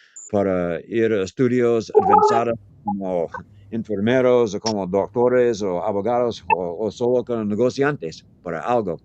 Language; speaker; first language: Spanish; non-native, learner; English